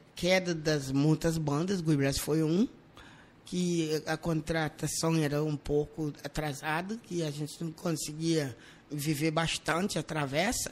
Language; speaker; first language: Portuguese; non-native, learner; English